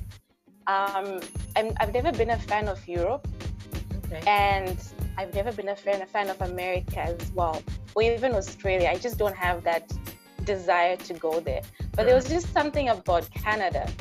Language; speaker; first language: English; non-native, local second language; Shona